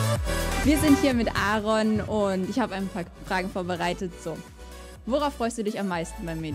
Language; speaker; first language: German; native; German